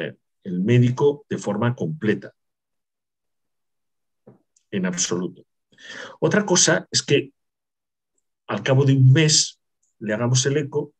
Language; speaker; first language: Spanish; native; Spanish